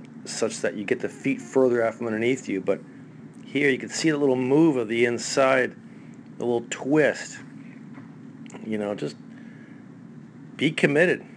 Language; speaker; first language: English; native; English